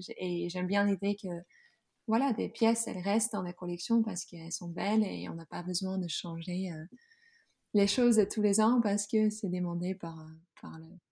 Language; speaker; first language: French; non-native, fluent; Dutch